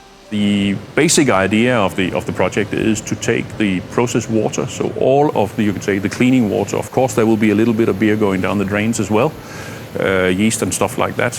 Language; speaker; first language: English; non-native, fluent; Danish